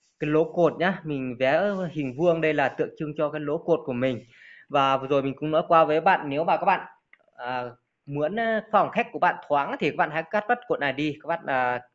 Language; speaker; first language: Vietnamese; native; Vietnamese